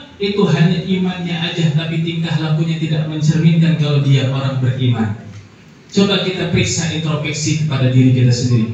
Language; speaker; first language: Indonesian; native; Indonesian